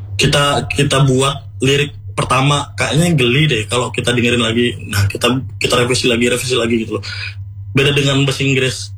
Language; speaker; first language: Indonesian; non-native, local second language; Madurese